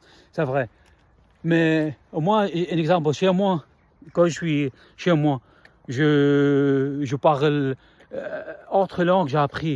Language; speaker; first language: French; non-native, learner; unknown